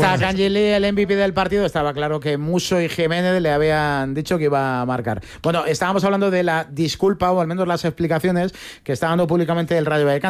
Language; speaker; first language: Spanish; native; Spanish